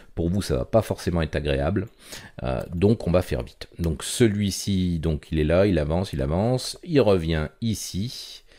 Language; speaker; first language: French; native; French